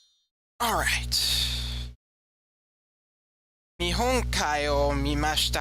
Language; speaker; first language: Japanese; non-native, learner; English